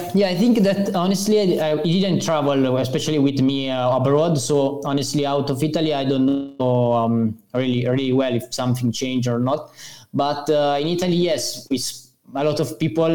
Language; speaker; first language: English; non-native, learner; Italian